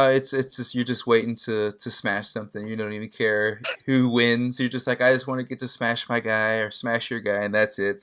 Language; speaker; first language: English; native; English